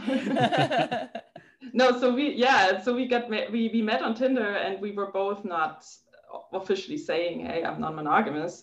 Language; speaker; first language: English; non-native, fluent; German